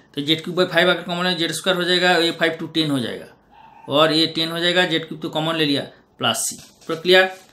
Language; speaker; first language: Hindi; non-native, local second language; Bangla